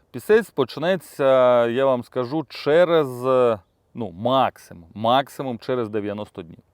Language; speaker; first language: Ukrainian; non-native, local second language; Russian